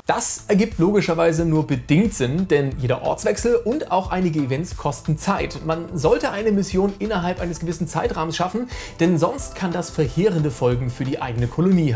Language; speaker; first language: German; native; German